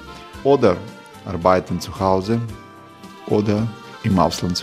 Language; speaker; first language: German; non-native, fluent; Croatian